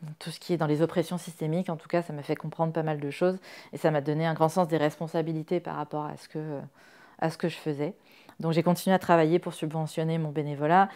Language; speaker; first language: French; native; French